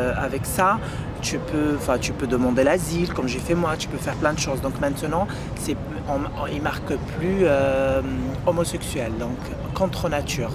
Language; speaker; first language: French; non-native, local second language; Arabic